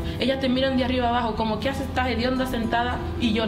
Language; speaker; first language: Spanish; non-native, fluent; Haitian Creole